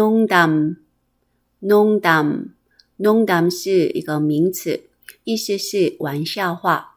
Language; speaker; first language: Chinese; non-native, fluent; Korean